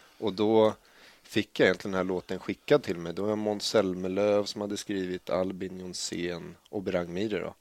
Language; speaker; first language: Swedish; native; Swedish